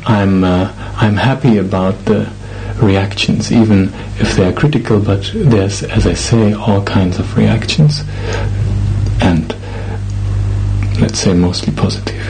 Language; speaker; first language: English; non-native, fluent; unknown